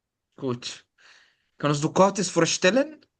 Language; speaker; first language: German; non-native, fluent; Arabic